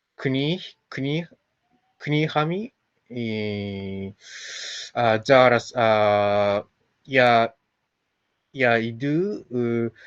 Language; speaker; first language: Ukrainian; non-native, learner; Japanese